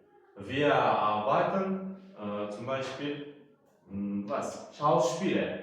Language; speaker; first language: German; non-native, fluent; Uzbek